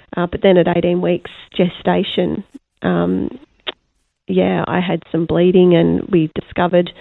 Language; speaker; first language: English; native; English